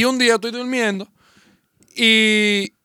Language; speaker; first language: Spanish; native; Spanish